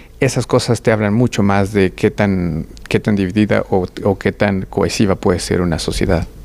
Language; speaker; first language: Spanish; native; Spanish